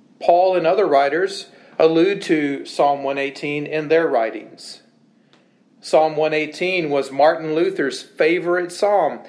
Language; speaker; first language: English; native; English